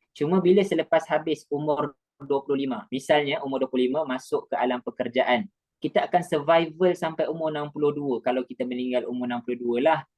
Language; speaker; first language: Malay; native; Malay